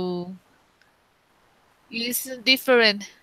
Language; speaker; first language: English; non-native, learner; Spanish